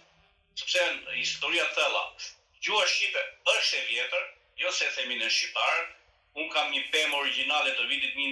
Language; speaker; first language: Albanian; native; Albanian